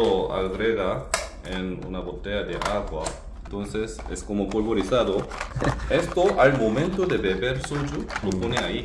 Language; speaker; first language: Spanish; non-native, learner; Korean